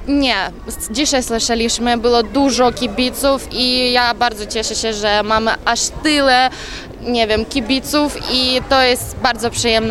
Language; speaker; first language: Polish; non-native, fluent; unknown